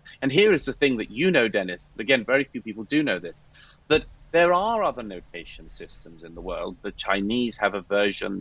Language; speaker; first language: English; native; English